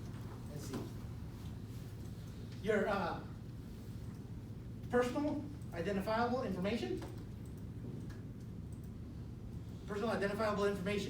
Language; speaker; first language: English; non-native, fluent; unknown